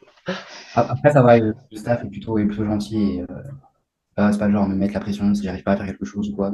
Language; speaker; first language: French; native; French